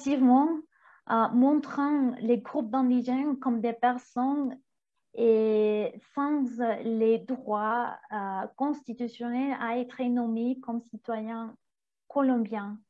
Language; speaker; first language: French; non-native, fluent; Spanish